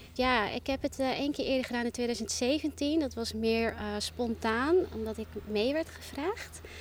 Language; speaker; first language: Dutch; native; Dutch